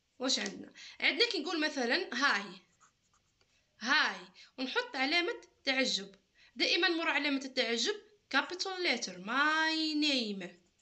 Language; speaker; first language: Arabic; native; Arabic